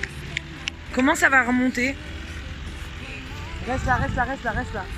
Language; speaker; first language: French; native; French